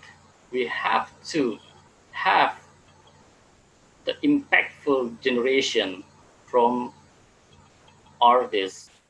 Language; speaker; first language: English; non-native, fluent; Indonesian